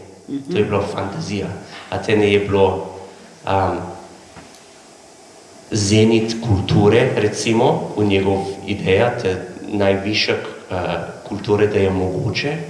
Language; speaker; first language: Slovenian; non-native, learner; English